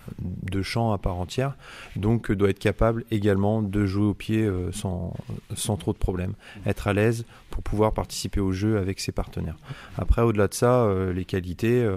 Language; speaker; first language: French; native; French